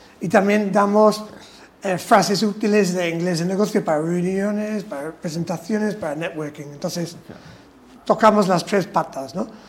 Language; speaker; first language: Spanish; non-native, fluent; English